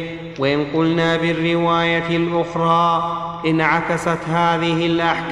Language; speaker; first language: Arabic; native; Arabic